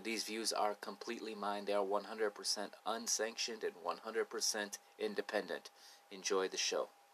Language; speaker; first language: English; early bilingual, other home language; Portuguese